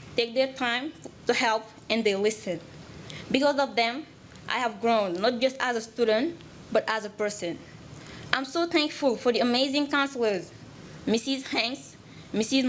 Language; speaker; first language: English; non-native, learner; Wolof